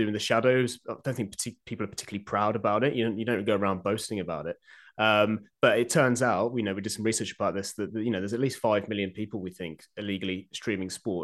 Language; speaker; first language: English; native; English